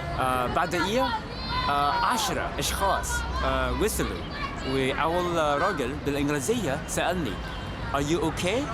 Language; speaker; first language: Arabic; non-native, fluent; English